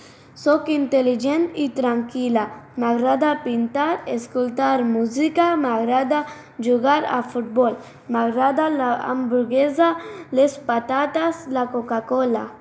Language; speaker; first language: Catalan; non-native, learner; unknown